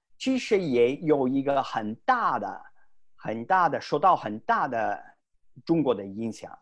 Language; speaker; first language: Chinese; non-native, fluent; Italian